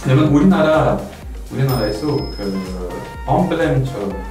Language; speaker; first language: Korean; non-native, learner; French